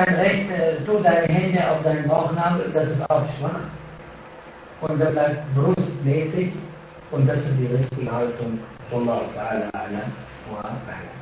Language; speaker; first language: German; non-native, fluent; Arabic